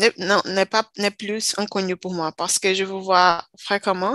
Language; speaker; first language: French; non-native, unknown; Portuguese